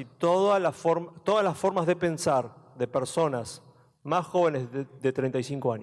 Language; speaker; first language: Spanish; native; Spanish